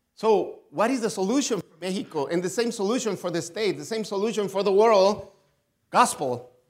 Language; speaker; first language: English; non-native, fluent; Spanish